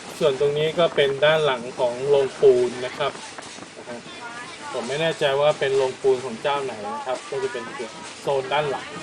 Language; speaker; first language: Thai; native; Thai